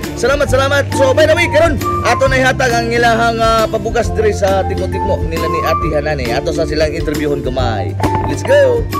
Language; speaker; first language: Cebuano; native; Cebuano